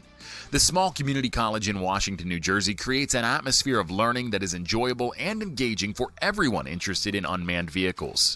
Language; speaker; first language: English; native; English